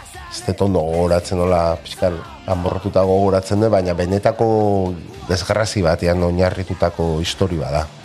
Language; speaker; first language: Basque; non-native, local second language; Spanish